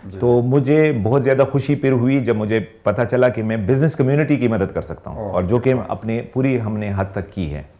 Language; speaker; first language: Urdu; non-native, local second language; Pashto